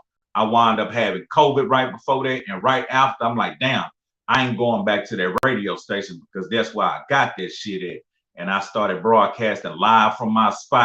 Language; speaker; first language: English; native; English